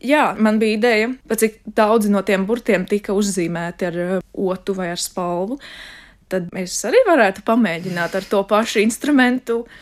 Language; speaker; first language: Latvian; non-native, local second language; Russian